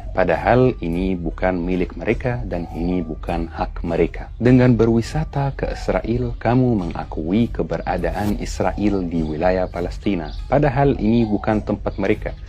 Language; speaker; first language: Malay; non-native, fluent; Arabic